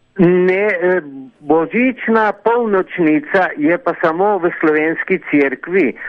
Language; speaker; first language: Slovenian; early bilingual, heritage; Slovenian